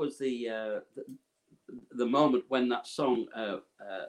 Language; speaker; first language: English; native; English